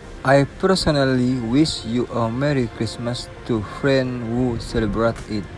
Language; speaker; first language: English; non-native, local second language; Indonesian